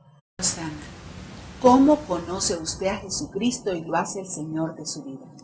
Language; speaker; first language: Spanish; native; Spanish